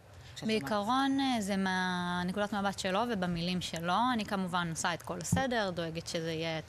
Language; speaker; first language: Hebrew; native; Hebrew